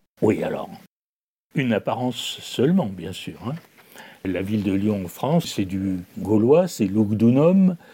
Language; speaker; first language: French; native; French